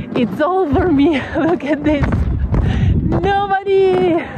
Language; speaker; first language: English; non-native, fluent; Italian